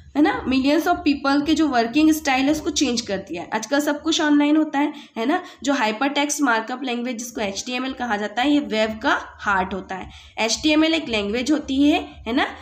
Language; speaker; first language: Hindi; native; Hindi